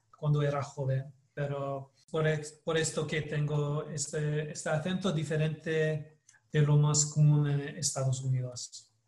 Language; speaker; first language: Spanish; non-native, learner; English